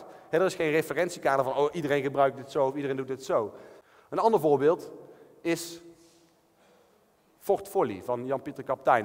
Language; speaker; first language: Dutch; native; Dutch